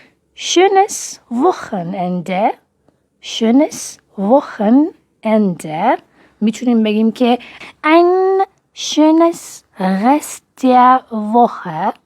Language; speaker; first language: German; non-native, fluent; Persian